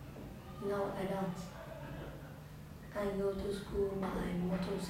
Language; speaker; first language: English; non-native, learner; Vietnamese